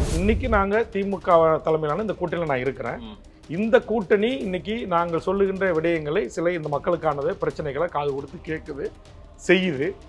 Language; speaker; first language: Tamil; native; Tamil